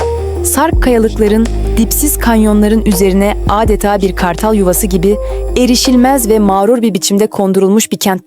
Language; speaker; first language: Turkish; native; Turkish